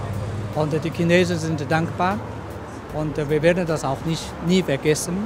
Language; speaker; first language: German; non-native, fluent; Chinese